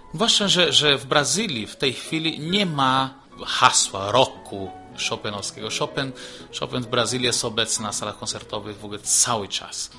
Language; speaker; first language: Polish; non-native, fluent; Portuguese